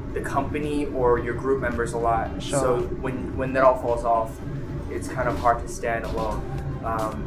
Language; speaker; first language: English; native; English